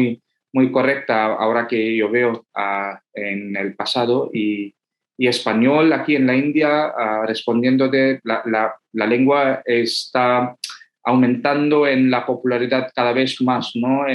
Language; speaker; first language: Spanish; non-native, fluent; Hindi